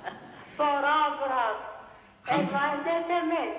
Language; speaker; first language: German; non-native, local second language; Hungarian